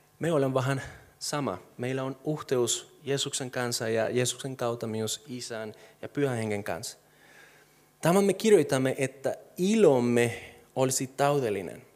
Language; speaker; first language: Finnish; non-native, fluent; Spanish